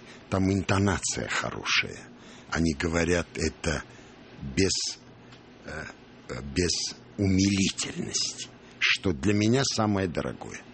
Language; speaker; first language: Russian; non-native, local second language; Armenian